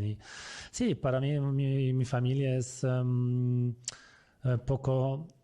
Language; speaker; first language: Spanish; non-native, fluent; Polish